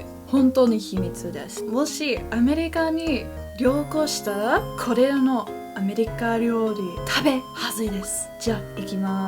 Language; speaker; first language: Japanese; non-native, learner; English